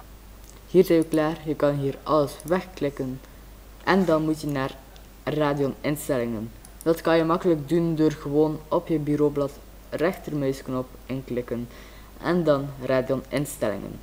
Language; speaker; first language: Dutch; native; Dutch